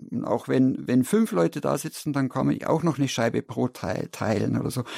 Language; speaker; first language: German; native; German